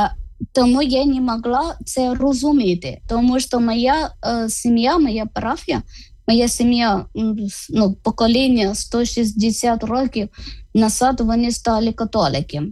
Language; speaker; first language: Ukrainian; non-native, learner; Malayalam